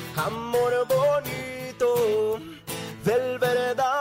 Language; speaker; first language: Spanish; native; Spanish